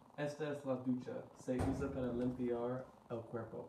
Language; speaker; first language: Spanish; non-native, learner; English